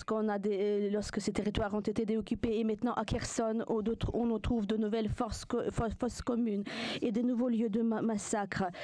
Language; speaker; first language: French; non-native, fluent; Ukrainian